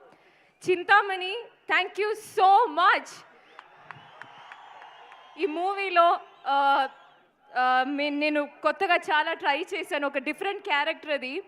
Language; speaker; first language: Telugu; non-native, fluent; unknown